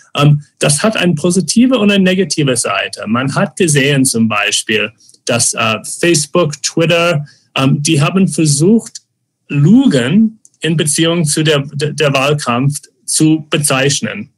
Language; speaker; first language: German; non-native, fluent; English